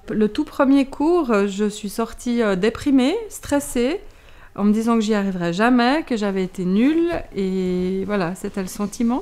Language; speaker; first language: French; native; French